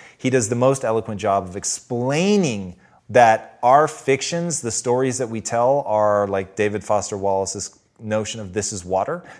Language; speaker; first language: English; native; English